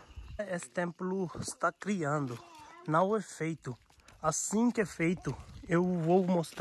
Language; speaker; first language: Portuguese; non-native, learner; Hindi